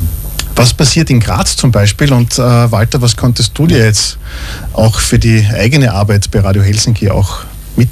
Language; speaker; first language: German; native; German